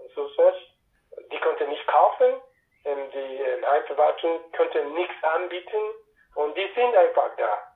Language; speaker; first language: German; non-native, learner; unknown